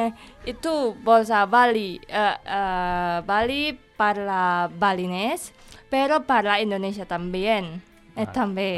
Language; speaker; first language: Catalan; non-native, learner; Indonesian